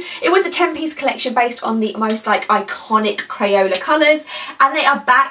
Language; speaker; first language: English; native; English